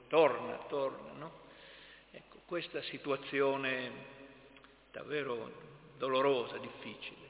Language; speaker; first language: Italian; native; Italian